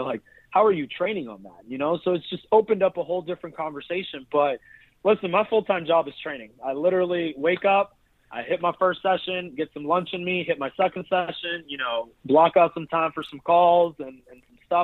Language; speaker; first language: English; native; English